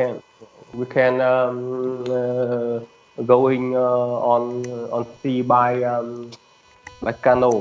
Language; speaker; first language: English; non-native, learner; Vietnamese